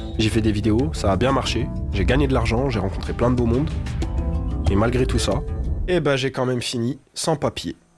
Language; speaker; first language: French; non-native, local second language; Arabic